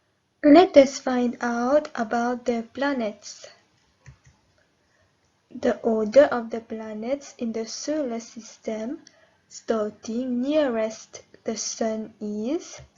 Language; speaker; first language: English; non-native, local second language; Morisyen